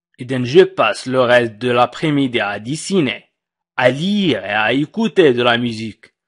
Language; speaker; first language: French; non-native, fluent; Arabic